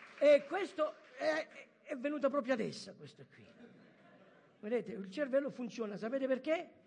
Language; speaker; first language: Italian; early bilingual, heritage; French